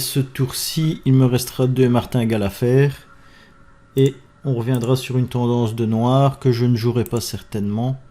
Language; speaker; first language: French; native; French